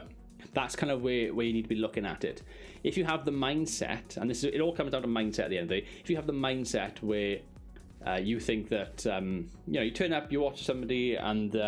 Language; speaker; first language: English; native; English